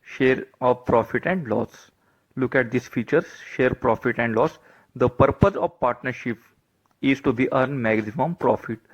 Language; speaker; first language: English; non-native, local second language; Marathi